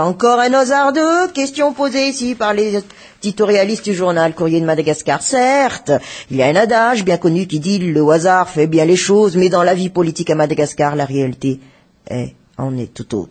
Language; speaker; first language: French; non-native, local second language; Malagasy